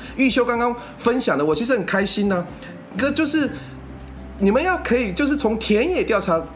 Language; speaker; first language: Chinese; native; Chinese